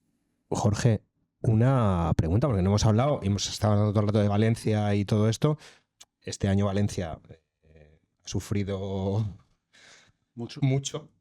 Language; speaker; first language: Spanish; native; Spanish